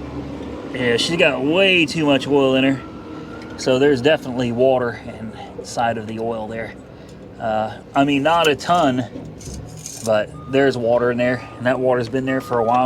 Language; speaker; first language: English; native; English